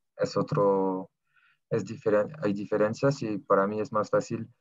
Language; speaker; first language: Spanish; non-native, fluent; French